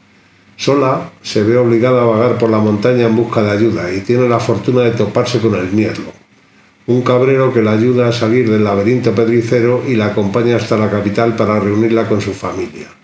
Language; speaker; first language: Spanish; native; Spanish